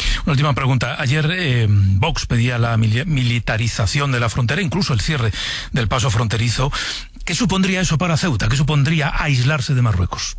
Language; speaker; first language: Spanish; native; Spanish